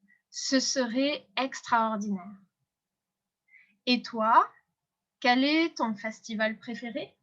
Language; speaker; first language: French; non-native, fluent; English